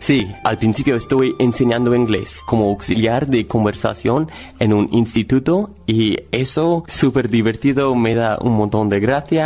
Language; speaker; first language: Spanish; non-native, fluent; English